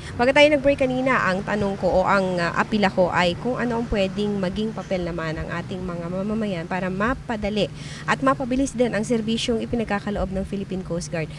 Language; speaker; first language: Filipino; native; Filipino